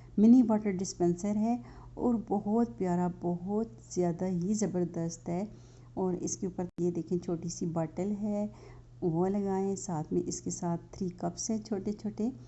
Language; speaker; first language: Urdu; native; Urdu